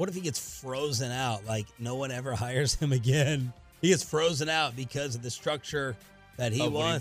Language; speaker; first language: English; native; English